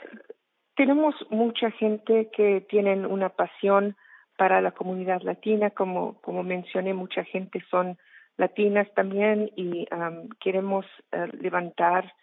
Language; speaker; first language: Spanish; non-native, fluent; English